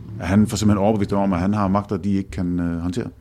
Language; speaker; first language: Danish; native; Danish